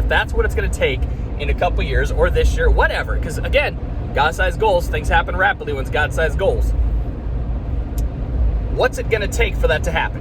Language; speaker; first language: English; native; English